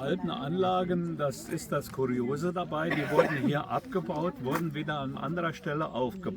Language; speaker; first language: German; native; German